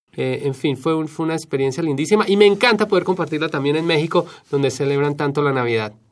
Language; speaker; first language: Spanish; native; Spanish